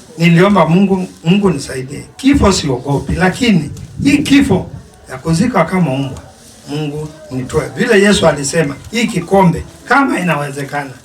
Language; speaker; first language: Swahili; non-native, local second language; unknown